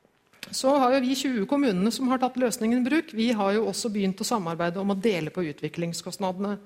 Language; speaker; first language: Norwegian; native; Norwegian